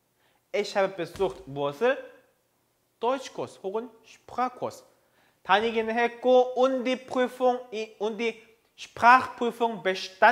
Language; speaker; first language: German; non-native, fluent; Korean